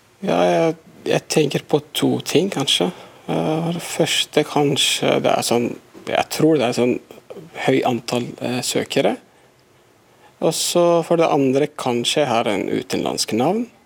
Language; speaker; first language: Norwegian; non-native, fluent; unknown